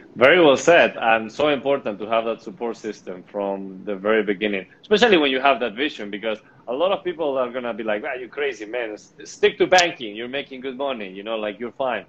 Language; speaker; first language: English; non-native, fluent; Spanish